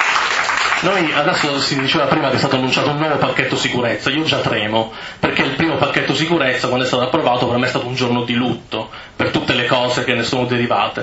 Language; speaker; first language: Italian; native; Italian